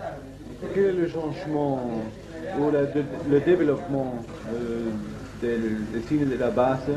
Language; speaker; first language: French; non-native, fluent; German